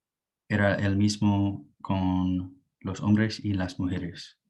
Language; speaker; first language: Spanish; non-native, fluent; English